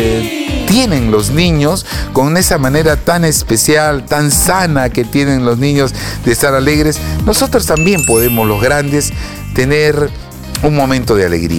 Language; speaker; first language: Spanish; native; Spanish